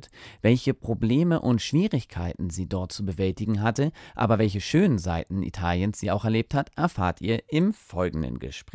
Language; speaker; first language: German; native; German